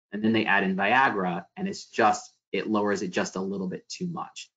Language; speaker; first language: English; native; English